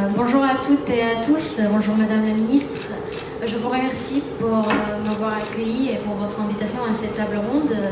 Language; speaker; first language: French; non-native, fluent; Arabic